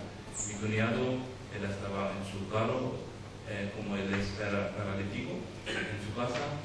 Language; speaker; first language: Spanish; non-native, learner; Urdu